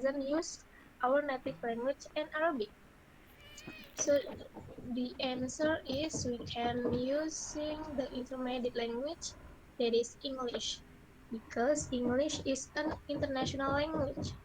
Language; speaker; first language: English; non-native, learner; Indonesian